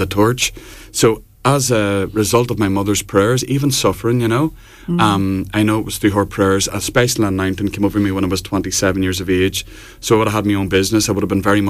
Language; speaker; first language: English; native; English